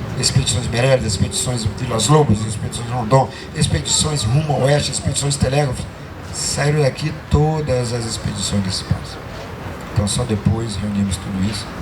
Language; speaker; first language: Portuguese; non-native, local second language; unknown